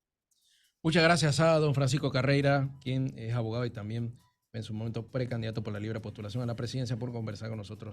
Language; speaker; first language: Spanish; native; Spanish